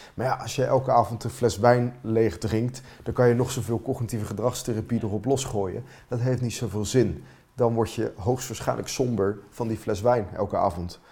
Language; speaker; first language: Dutch; non-native, fluent; Finnish